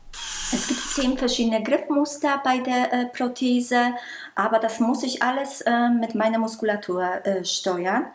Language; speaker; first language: German; non-native, local second language; Polish